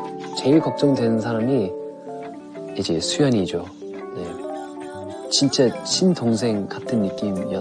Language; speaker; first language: Korean; non-native, fluent; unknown